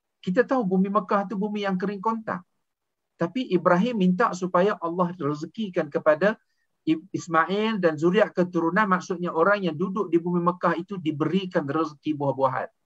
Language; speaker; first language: Malay; native; Malay